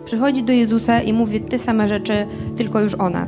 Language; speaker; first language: Polish; non-native, fluent; Russian